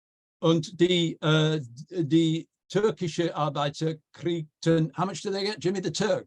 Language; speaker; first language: German; non-native, fluent; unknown